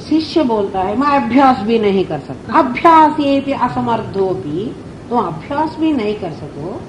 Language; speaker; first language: Hindi; non-native, local second language; Telugu